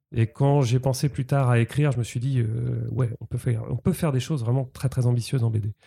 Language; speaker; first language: French; native; French